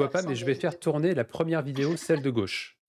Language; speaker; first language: French; native; French